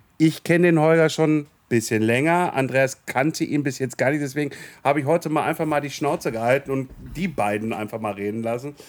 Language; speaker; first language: German; native; German